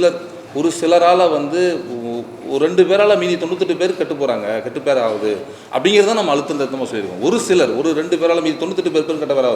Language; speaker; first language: Tamil; native; Tamil